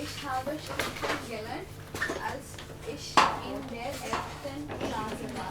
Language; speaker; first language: German; non-native, learner; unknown